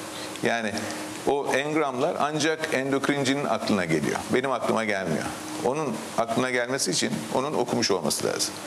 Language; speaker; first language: Turkish; native; Turkish